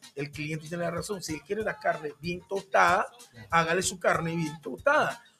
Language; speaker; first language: Spanish; non-native, local second language; English